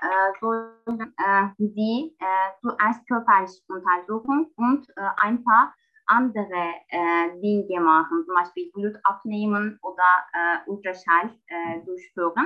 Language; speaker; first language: German; non-native, learner; Turkish